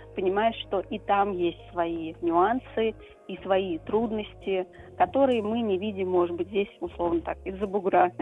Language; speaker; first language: Russian; native; Russian